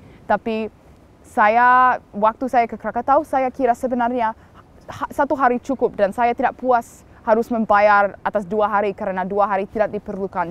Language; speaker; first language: Indonesian; non-native, fluent; English